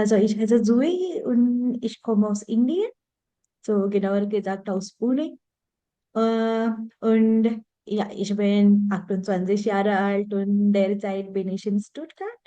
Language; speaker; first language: German; non-native, learner; Marathi